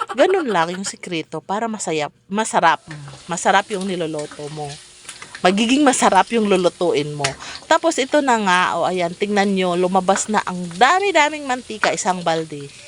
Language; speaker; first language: Filipino; non-native, local second language; Cebuano